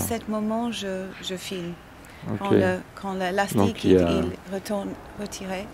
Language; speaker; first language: French; non-native, learner; English